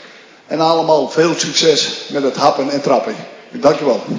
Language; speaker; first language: Dutch; native; Dutch